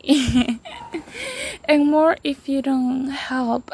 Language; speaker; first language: English; non-native, fluent; Spanish